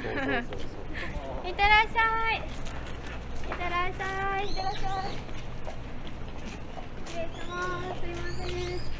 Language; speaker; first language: Japanese; native; Japanese